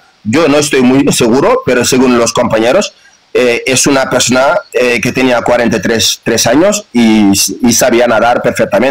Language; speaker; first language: Spanish; non-native, fluent; Wolof